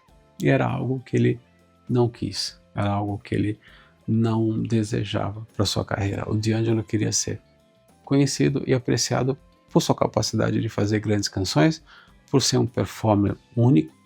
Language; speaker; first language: Portuguese; native; Portuguese